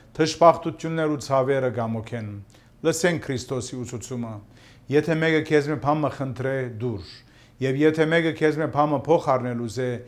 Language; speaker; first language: Armenian; early bilingual, heritage; Armenian